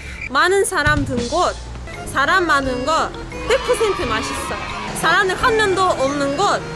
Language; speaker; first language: Korean; non-native, fluent; Russian